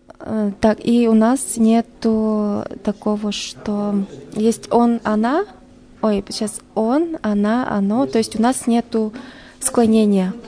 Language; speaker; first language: Russian; non-native, local second language; Udmurt